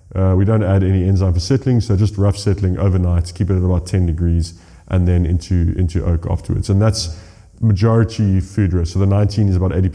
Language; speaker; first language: English; native; English